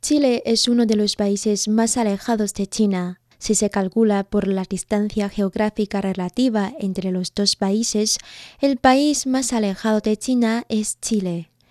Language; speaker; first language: Spanish; non-native, fluent; Chinese